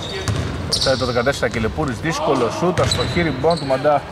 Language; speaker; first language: Greek; native; Greek